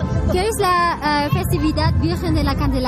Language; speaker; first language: Spanish; non-native, learner; German